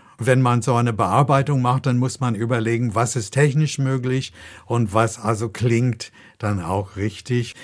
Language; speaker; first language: German; non-native, fluent; English